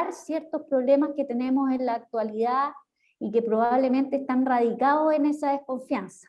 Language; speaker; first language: Spanish; native; Spanish